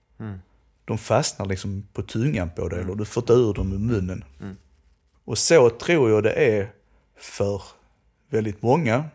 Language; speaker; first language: Swedish; native; Swedish